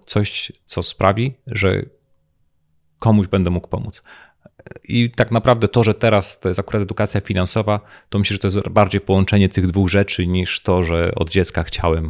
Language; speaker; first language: Polish; native; Polish